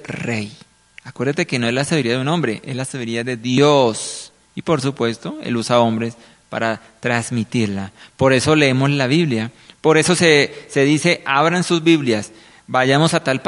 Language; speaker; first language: Spanish; native; Spanish